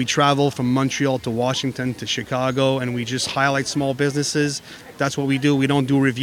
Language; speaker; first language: English; native; English